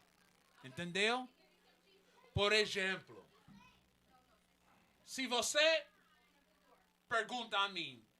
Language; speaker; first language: Portuguese; non-native, learner; Spanish